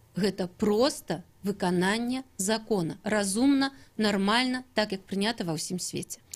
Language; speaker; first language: Belarusian; native; Belarusian